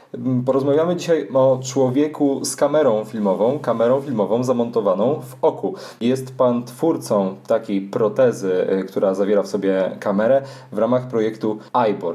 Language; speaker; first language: Polish; native; Polish